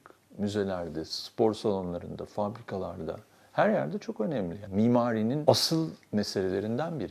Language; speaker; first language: Turkish; native; Turkish